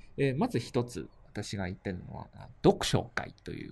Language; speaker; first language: Japanese; native; Japanese